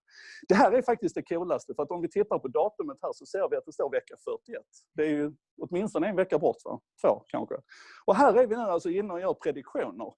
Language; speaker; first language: Swedish; native; Swedish